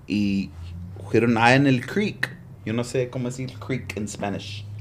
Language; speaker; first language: Spanish; early bilingual, other home language; English